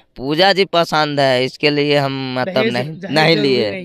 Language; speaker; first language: Hindi; native; Hindi